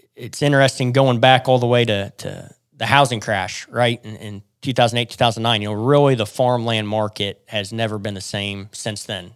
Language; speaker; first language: English; native; English